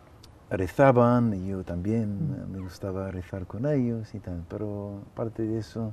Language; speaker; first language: Spanish; non-native, fluent; English